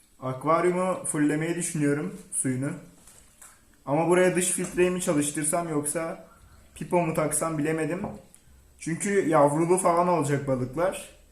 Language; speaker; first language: Turkish; native; Turkish